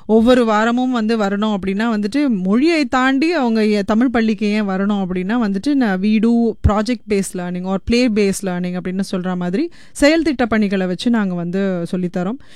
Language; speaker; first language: Tamil; native; Tamil